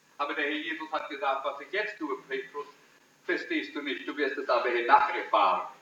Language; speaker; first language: German; early bilingual, heritage; German